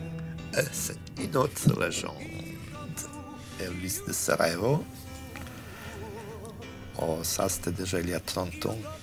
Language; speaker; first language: French; non-native, fluent; Bosnian